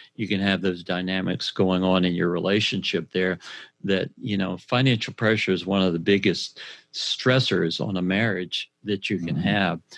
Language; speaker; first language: English; native; English